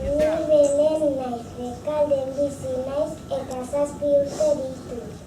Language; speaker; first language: Basque; non-native, local second language; Spanish